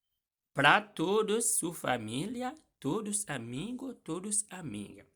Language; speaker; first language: Portuguese; non-native, learner; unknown